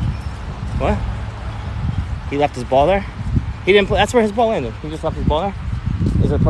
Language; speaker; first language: English; native; English